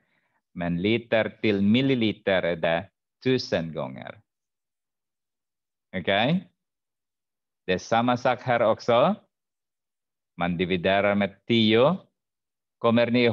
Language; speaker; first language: Swedish; non-native, fluent; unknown